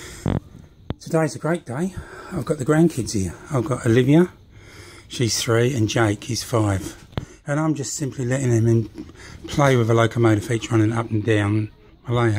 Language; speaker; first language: English; native; English